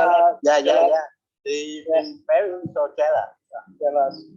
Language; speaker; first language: English; non-native, learner; Vietnamese